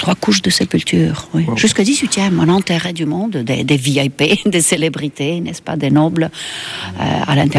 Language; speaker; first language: French; non-native, fluent; Estonian